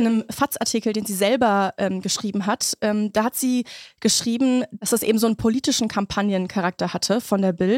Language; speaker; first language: German; native; German